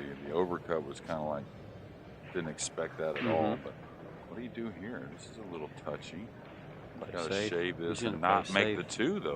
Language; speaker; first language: English; native; English